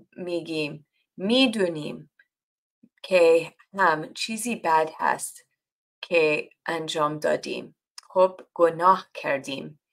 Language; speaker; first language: Persian; non-native, learner; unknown